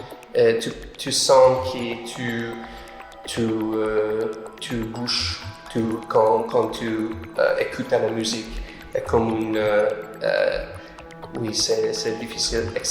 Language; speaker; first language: French; non-native, learner; English